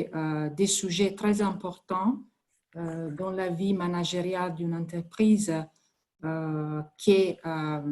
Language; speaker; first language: French; non-native, fluent; Italian